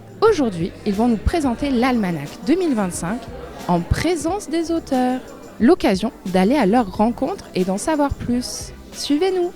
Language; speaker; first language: French; native; French